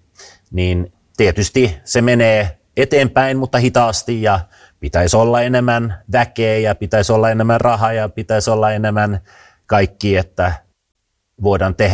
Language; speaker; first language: Finnish; early bilingual, heritage; Finnish